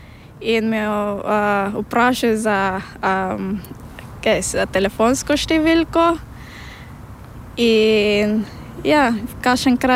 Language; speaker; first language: Slovenian; non-native, learner; Filipino